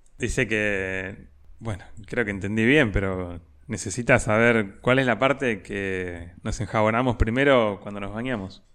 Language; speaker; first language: Spanish; native; Spanish